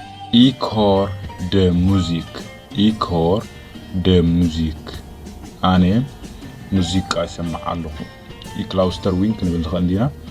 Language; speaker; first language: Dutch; non-native, fluent; Tigrinya